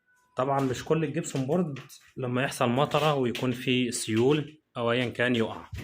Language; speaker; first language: Arabic; native; Arabic